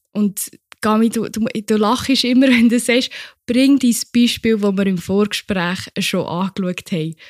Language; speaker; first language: German; native; German